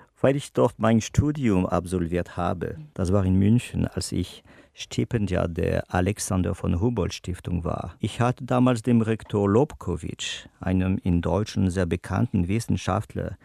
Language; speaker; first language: German; non-native, learner; French